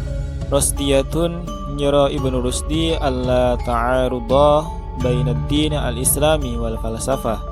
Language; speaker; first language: Arabic; non-native, learner; Indonesian